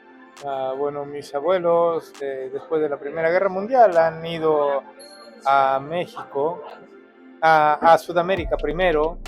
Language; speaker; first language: Spanish; early bilingual, heritage; Spanish